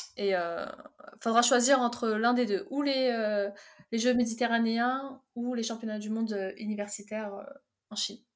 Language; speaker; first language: French; early bilingual, other home language; Arabic